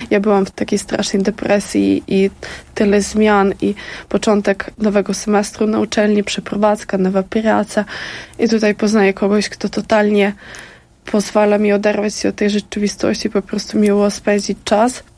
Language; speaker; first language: Polish; non-native, fluent; Ukrainian